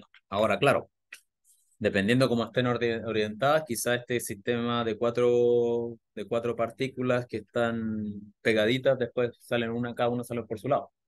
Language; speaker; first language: Spanish; native; Spanish